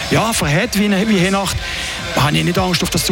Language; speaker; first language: German; native; German